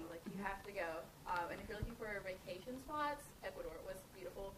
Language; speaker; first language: English; native; English